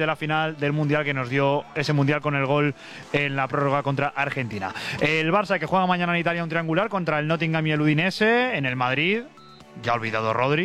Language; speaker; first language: Spanish; native; Spanish